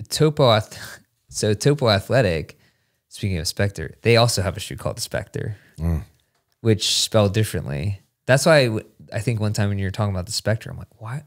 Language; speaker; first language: English; native; English